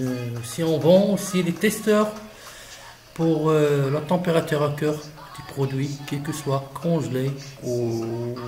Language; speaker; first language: French; non-native, local second language; Arabic